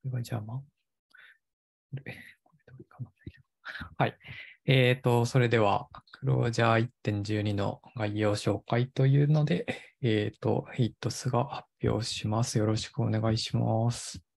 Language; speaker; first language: Japanese; native; Japanese